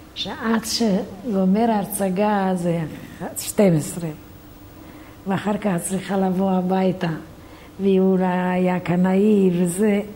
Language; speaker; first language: Hebrew; non-native, fluent; Romanian